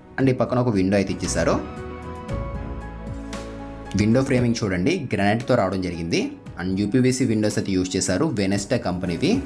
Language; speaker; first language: Telugu; native; Telugu